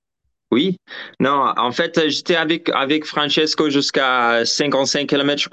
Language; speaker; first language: French; non-native, fluent; English